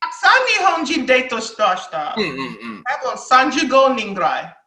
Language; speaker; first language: Japanese; non-native, learner; English